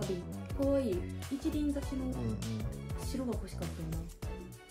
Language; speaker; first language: Japanese; native; Japanese